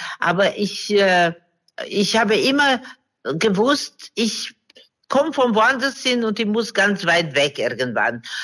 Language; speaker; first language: German; non-native, fluent; Romanian